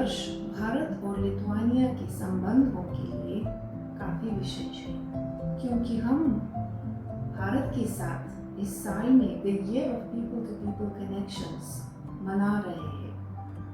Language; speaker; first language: Hindi; non-native, fluent; Lithuanian